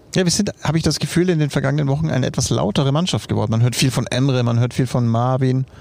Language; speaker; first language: German; native; German